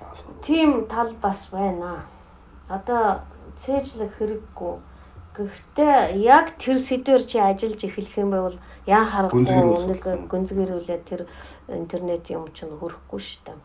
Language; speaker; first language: Mongolian; non-native, fluent; Russian